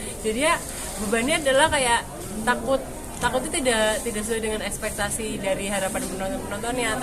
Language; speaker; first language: Indonesian; non-native, local second language; Javanese